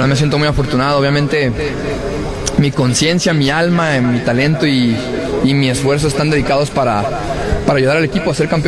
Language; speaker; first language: Spanish; native; Spanish